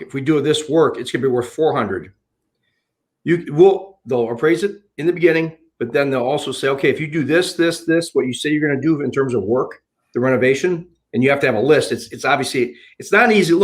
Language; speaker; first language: English; native; English